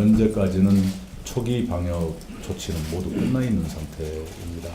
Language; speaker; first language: Korean; native; Korean